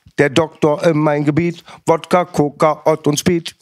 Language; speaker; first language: German; native; German